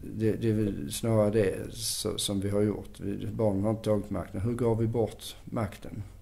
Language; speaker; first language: Swedish; native; Swedish